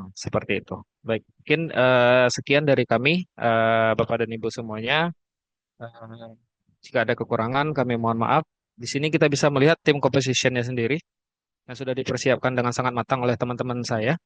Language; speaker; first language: Indonesian; native; Indonesian